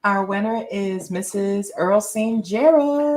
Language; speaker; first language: English; native; English